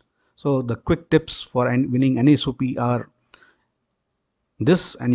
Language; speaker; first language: English; non-native, local second language; Marathi